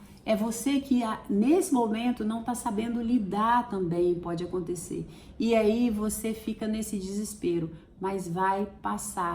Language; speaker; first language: Portuguese; native; Portuguese